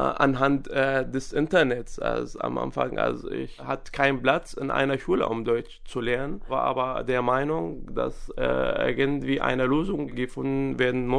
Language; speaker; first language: German; non-native, fluent; Arabic